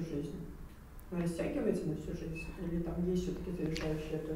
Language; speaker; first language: Russian; native; Russian